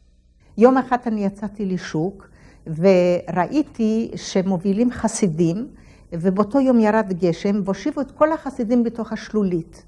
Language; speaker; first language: Hebrew; non-native, fluent; Polish